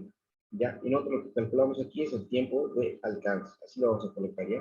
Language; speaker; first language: Spanish; native; Spanish